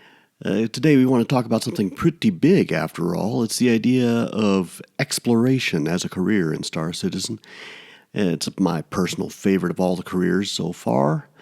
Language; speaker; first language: English; native; English